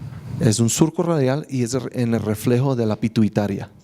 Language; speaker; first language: Spanish; native; Spanish